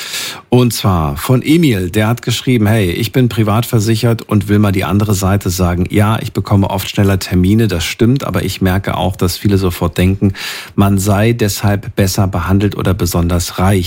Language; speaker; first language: German; native; German